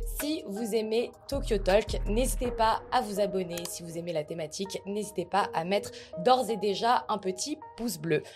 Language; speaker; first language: French; native; French